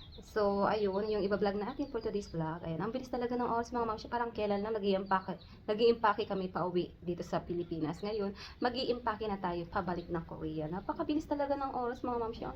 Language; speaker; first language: Filipino; native; Filipino